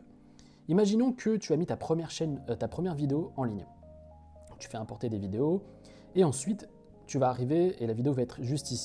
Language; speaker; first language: French; native; French